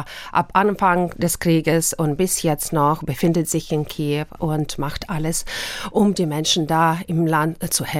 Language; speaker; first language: German; non-native, fluent; Ukrainian